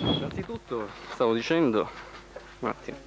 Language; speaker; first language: Italian; native; Italian